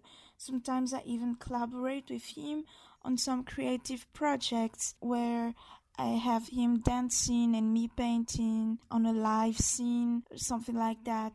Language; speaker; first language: English; non-native, fluent; Malagasy